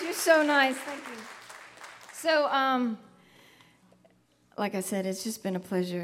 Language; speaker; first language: English; native; English